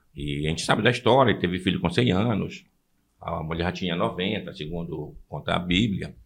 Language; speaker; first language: Portuguese; native; Portuguese